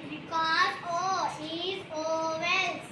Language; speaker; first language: English; non-native, learner; Urdu